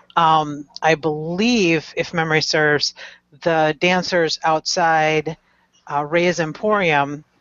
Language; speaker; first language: English; native; English